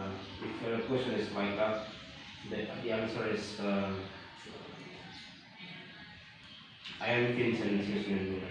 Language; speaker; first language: English; non-native, learner; Indonesian